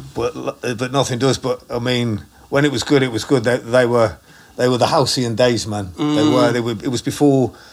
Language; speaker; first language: English; native; English